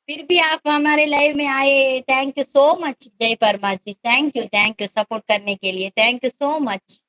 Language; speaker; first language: Hindi; non-native, local second language; Kannada